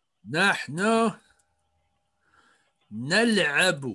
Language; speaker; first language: Arabic; non-native, fluent; English